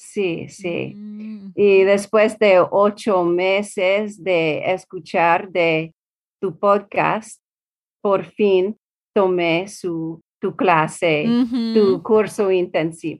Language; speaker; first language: Spanish; non-native, learner; English